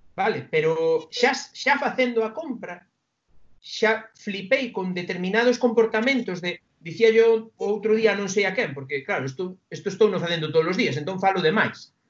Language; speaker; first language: Galician; non-native, local second language; Spanish